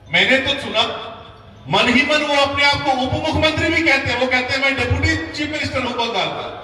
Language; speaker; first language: Hindi; native; Hindi